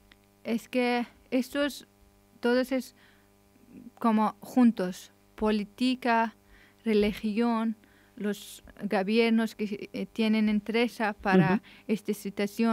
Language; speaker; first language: Spanish; non-native, learner; Persian